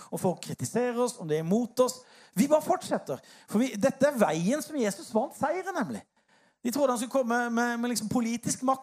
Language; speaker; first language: Norwegian; native; Norwegian